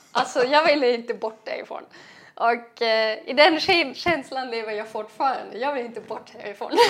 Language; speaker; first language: Swedish; non-native, fluent; German